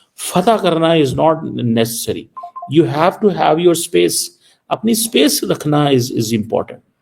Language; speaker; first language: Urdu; non-native, local second language; Punjabi